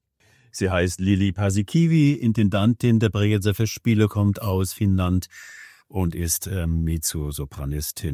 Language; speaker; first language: German; native; German